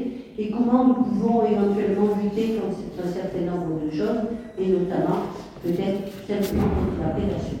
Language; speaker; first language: French; native; French